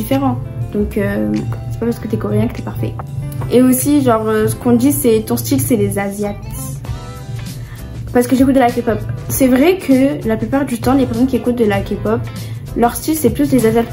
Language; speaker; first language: French; native; French